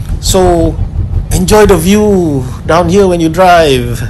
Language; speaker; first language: English; non-native, local second language; Malay